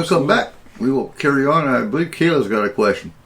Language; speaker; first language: English; native; English